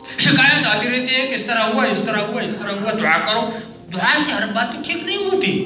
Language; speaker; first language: Urdu; non-native, local second language; Pashto